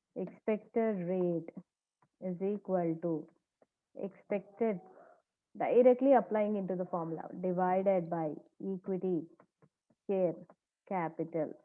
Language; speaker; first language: English; non-native, local second language; Telugu